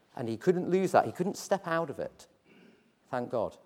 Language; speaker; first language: English; native; English